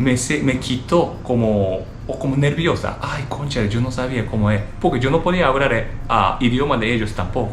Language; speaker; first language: Spanish; non-native, learner; Japanese